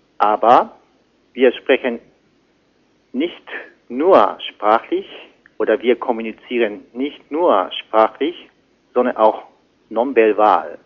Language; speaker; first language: German; non-native, fluent; Japanese